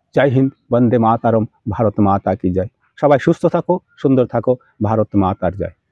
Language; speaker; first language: Bangla; native; Bangla